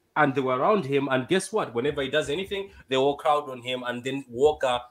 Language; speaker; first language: English; non-native, local second language; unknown